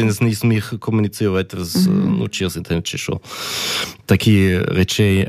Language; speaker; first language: Ukrainian; non-native, learner; German